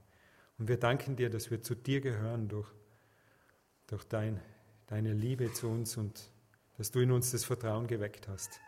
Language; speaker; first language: German; native; German